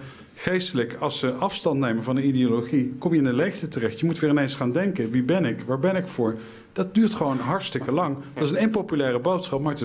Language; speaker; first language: Dutch; native; Dutch